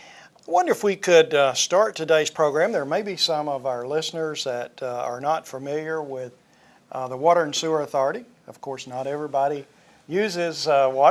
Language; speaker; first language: English; native; English